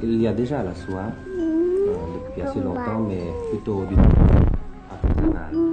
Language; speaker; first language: French; early bilingual, other home language; Thai